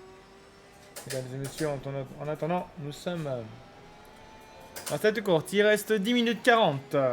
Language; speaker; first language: French; native; French